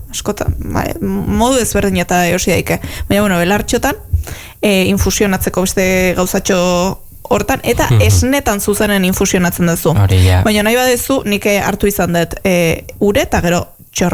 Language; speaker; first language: Basque; native; Basque